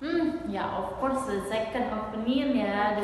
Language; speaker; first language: English; non-native, learner; Indonesian